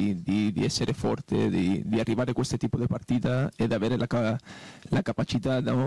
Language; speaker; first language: Italian; non-native, fluent; Spanish